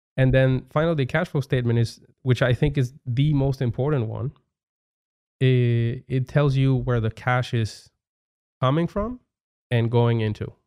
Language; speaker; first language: English; non-native, fluent; Spanish